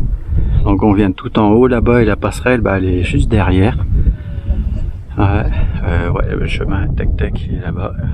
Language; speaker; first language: French; native; French